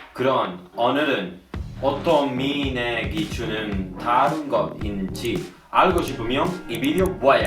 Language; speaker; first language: Korean; non-native, learner; Spanish